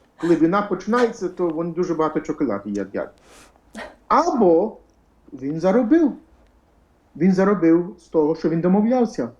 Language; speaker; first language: Ukrainian; early bilingual, heritage; English